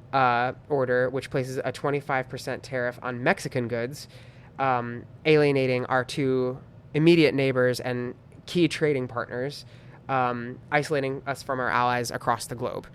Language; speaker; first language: English; native; English